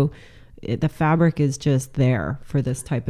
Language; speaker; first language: English; native; English